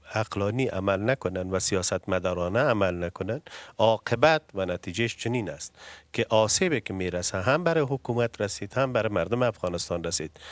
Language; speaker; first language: Persian; native; Persian